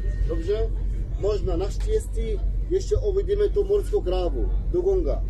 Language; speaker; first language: Czech; non-native, fluent; Arabic